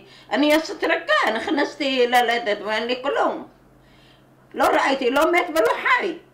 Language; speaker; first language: Hebrew; non-native, learner; Arabic